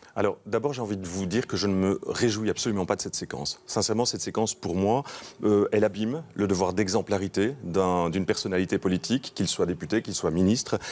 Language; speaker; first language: French; native; French